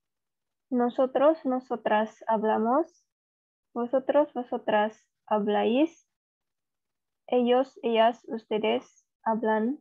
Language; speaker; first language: Spanish; non-native, learner; Indonesian